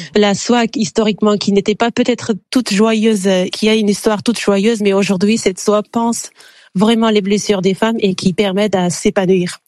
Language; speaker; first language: French; non-native, fluent; Uzbek